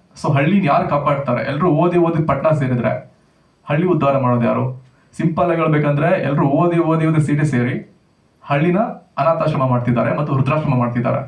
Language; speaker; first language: Kannada; native; Kannada